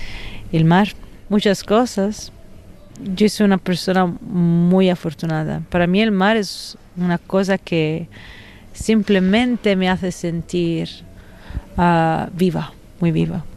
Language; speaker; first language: Spanish; non-native, fluent; Italian